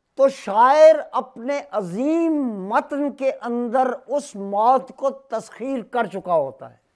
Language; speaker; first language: Urdu; native; Urdu